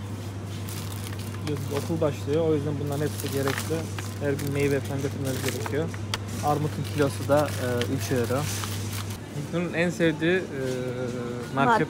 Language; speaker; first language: Turkish; native; Turkish